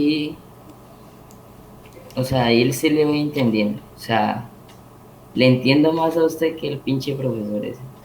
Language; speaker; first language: Spanish; native; Spanish